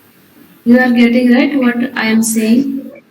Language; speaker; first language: English; non-native, local second language; Hindi